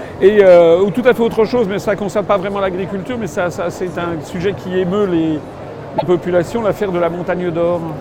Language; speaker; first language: French; native; French